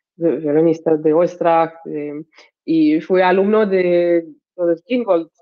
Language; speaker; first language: Spanish; non-native, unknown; Russian